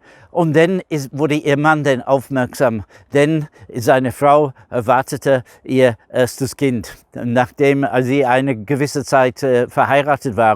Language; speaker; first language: German; non-native, fluent; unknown